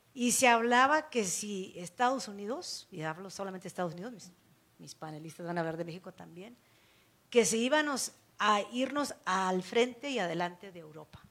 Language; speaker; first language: Spanish; early bilingual, heritage; Spanish